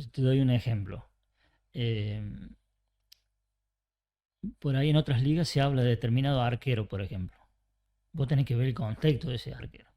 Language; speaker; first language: Spanish; native; Spanish